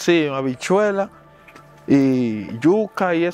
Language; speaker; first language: Spanish; native; Spanish